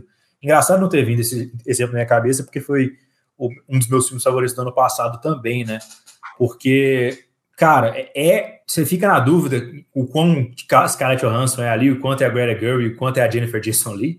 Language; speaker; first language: Portuguese; native; Portuguese